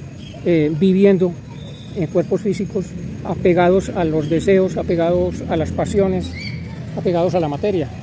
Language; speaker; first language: Spanish; native; Spanish